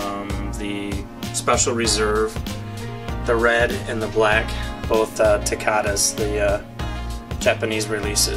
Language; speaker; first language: English; native; English